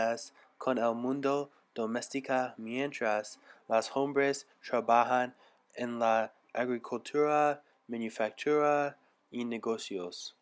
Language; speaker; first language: Spanish; non-native, learner; English